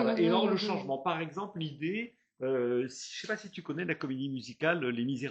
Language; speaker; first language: French; native; French